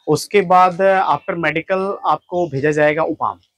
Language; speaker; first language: Hindi; native; Hindi